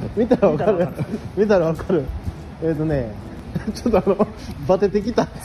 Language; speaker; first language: Japanese; native; Japanese